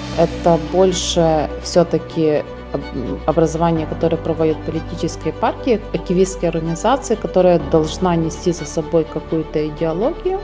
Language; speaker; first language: Russian; non-native, local second language; Ukrainian